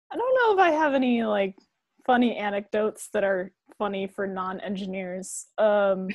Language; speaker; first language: English; native; English